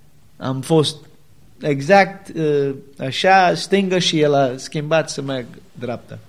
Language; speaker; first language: Romanian; non-native, learner; English